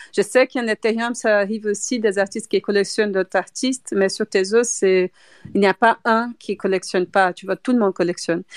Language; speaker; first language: French; non-native, fluent; Portuguese